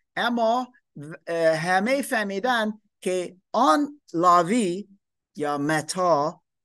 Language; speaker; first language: Persian; non-native, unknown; German